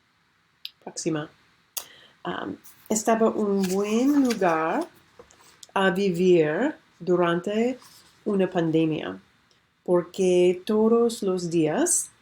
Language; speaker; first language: Spanish; non-native, learner; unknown